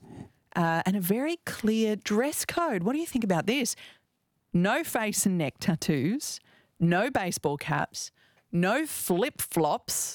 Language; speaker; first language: English; native; English